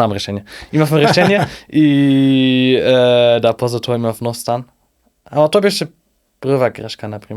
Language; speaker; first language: Macedonian; non-native, learner; German